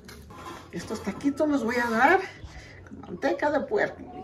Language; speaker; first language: Spanish; native; Spanish